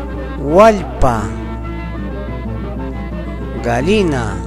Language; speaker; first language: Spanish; non-native, local second language; Quechua